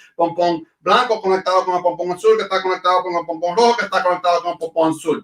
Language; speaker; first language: Spanish; early bilingual, other home language; English